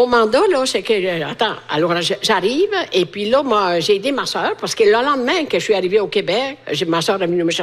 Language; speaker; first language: French; non-native, fluent; Italian